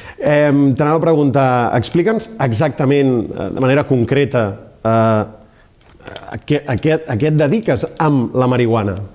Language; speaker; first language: Catalan; native; Catalan